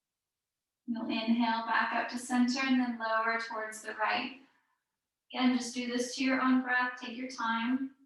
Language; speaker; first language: English; native; English